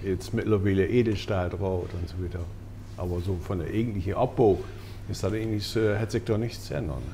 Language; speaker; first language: German; native; German